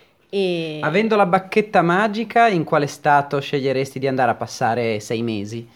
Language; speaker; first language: Italian; native; Italian